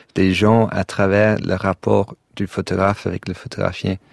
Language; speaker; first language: French; non-native, fluent; English